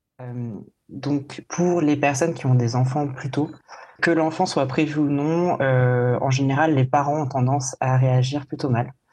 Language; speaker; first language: French; native; French